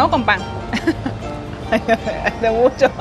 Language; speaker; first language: Spanish; native; Spanish